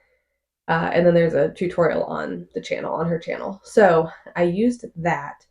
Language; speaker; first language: English; native; English